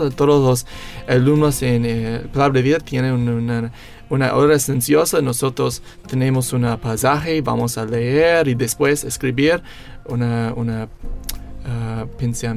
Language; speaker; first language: Spanish; non-native, learner; English